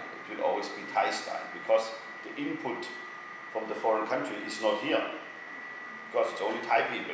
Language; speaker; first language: English; non-native, fluent; German